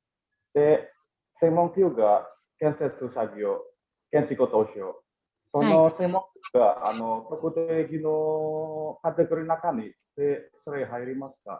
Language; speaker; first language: Japanese; non-native, learner; Indonesian